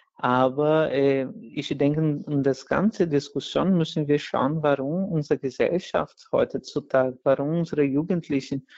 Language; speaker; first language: German; non-native, fluent; Portuguese